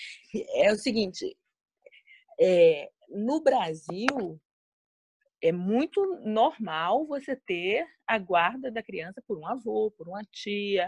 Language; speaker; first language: Portuguese; native; Portuguese